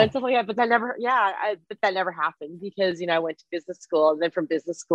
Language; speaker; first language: English; non-native, fluent; Chinese